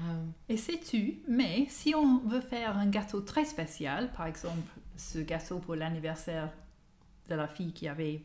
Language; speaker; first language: French; non-native, learner; English